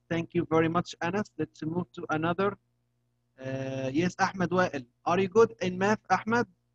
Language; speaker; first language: English; non-native, fluent; Arabic